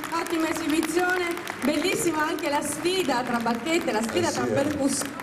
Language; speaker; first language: Italian; native; Italian